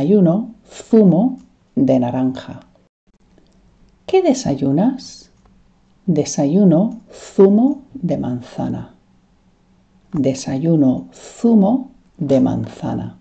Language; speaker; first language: Spanish; non-native, fluent; English